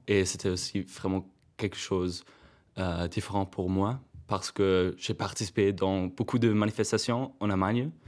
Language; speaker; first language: French; non-native, fluent; German